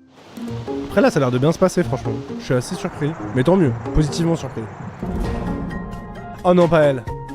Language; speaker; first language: French; native; French